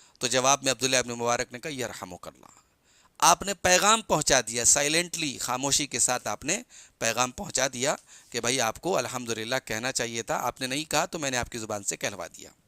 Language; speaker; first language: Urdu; native; Urdu